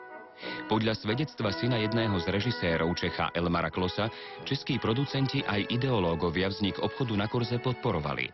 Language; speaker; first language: Slovak; native; Slovak